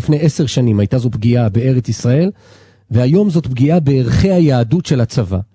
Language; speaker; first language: Hebrew; native; Hebrew